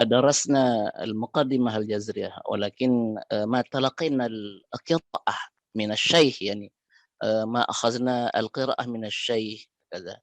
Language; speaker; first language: Arabic; non-native, fluent; Indonesian